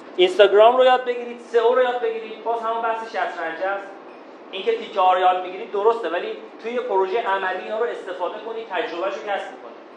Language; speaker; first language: Persian; non-native, local second language; Azerbaijani